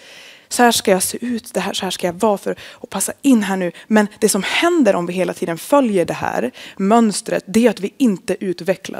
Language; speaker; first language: Swedish; native; Swedish